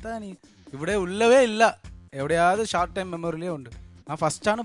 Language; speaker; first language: Malayalam; non-native, learner; Tamil